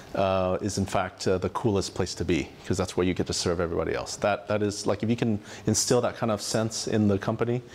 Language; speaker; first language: English; native; English